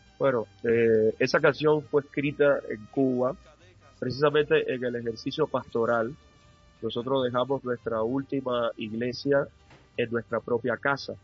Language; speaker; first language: Spanish; native; Spanish